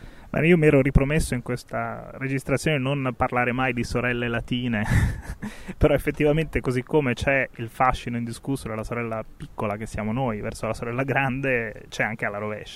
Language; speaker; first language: Italian; native; Italian